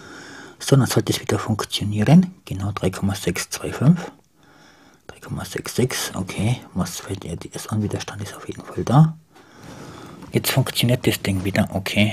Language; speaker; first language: German; native; German